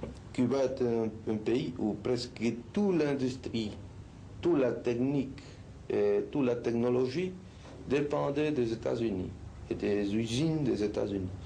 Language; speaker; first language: French; non-native, learner; Spanish